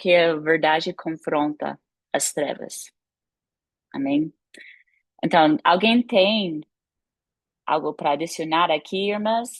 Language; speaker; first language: Portuguese; non-native, fluent; English